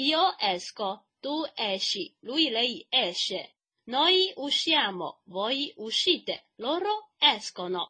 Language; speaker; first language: Italian; non-native, fluent; Chinese